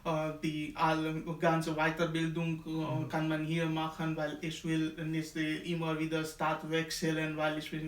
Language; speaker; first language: German; non-native, learner; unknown